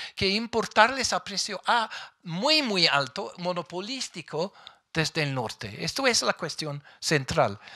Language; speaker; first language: Spanish; non-native, fluent; English